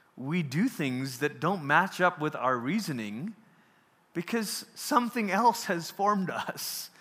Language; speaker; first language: English; early bilingual, other home language; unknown